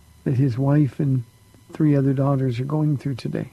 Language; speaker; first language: English; native; English